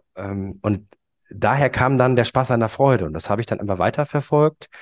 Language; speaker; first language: German; native; German